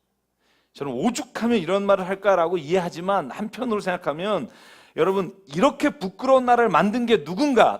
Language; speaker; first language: Korean; native; Korean